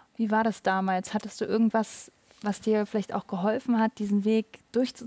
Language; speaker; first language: German; native; German